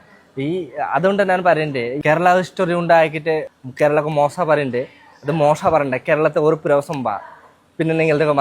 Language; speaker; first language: Malayalam; non-native, local second language; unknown